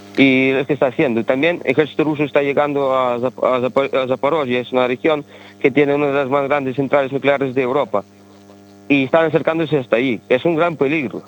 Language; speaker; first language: Spanish; early bilingual, other home language; Ukrainian